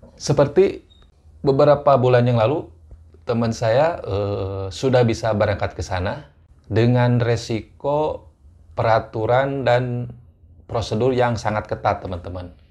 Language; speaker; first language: Indonesian; native; Indonesian